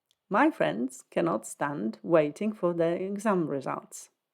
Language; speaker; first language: English; non-native, fluent; Polish